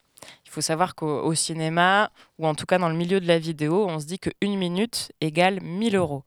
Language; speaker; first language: French; native; French